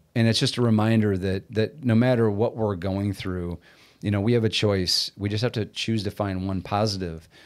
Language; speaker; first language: English; native; English